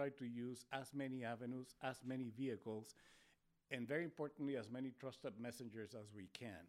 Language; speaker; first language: English; non-native, fluent; Spanish